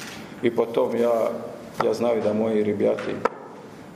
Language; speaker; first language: Russian; non-native, learner; Croatian